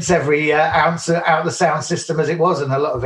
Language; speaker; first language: English; native; English